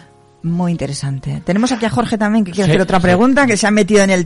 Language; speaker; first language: Spanish; native; Spanish